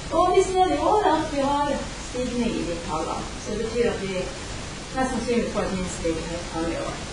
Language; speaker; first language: Norwegian; native; Norwegian